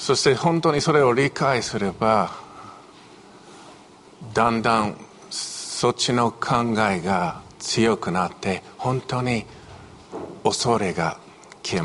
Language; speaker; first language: Japanese; non-native, fluent; English